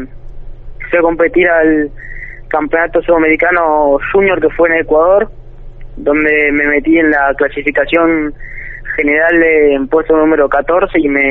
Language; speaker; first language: Spanish; native; Spanish